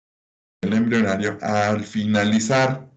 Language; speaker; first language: Spanish; native; Spanish